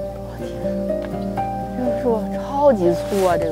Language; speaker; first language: Chinese; native; Chinese